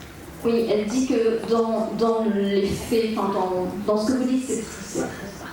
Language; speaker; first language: French; native; French